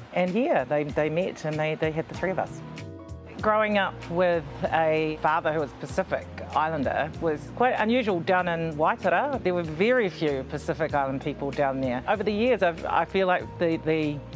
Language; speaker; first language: English; native; English